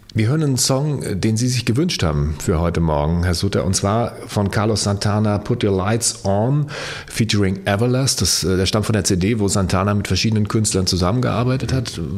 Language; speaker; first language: German; native; German